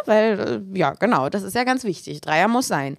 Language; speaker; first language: German; native; German